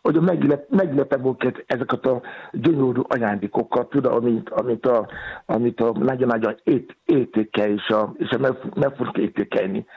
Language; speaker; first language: Hungarian; non-native, fluent; Yoruba